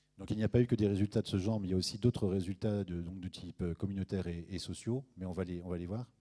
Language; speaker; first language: French; native; French